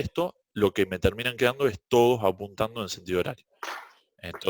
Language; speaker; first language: Spanish; native; Spanish